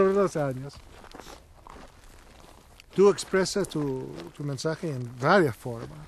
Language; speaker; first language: Spanish; non-native, learner; English